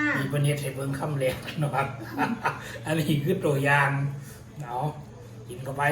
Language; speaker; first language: Thai; non-native, local second language; Lao